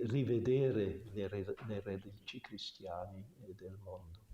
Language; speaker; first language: Italian; non-native, local second language; German